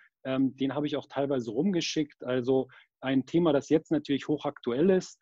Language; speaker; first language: German; native; German